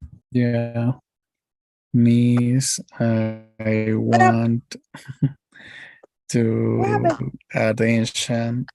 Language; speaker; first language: English; non-native, learner; Spanish